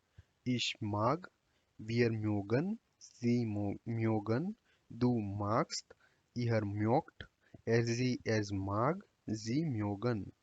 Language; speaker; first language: German; non-native, fluent; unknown